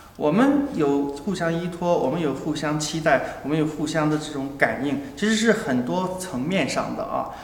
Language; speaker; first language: Chinese; native; Chinese